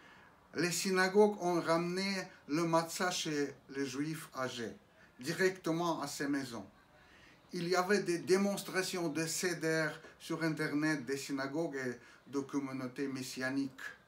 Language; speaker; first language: French; non-native, fluent; Russian